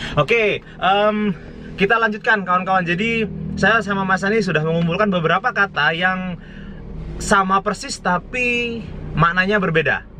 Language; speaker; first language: Indonesian; native; Indonesian